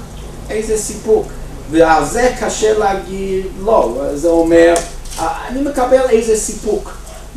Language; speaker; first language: Hebrew; non-native, fluent; English